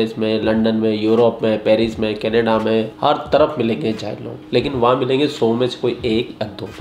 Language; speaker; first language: Hindi; native; Hindi